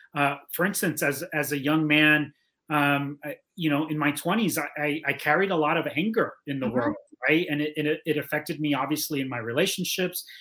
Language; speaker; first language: English; native; English